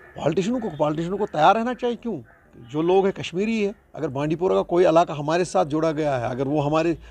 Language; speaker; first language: Hindi; non-native, local second language; Kashmiri